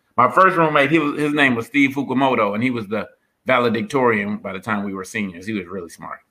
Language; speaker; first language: English; native; English